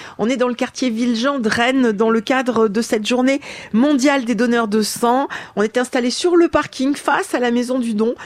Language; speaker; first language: French; native; French